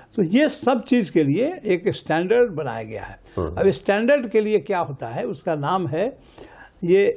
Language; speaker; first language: Hindi; native; Hindi